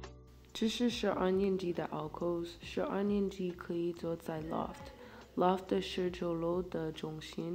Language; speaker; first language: Chinese; non-native, learner; English